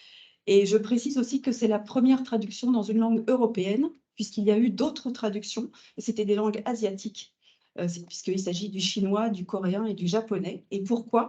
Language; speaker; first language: French; native; French